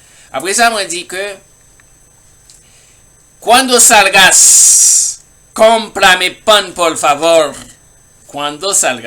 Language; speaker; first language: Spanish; non-native, learner; Haitian Creole